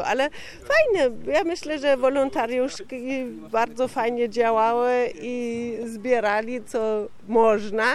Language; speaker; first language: Polish; non-native, fluent; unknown